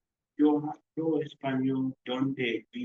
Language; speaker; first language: Spanish; non-native, learner; English